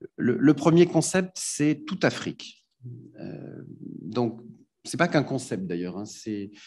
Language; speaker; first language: French; native; French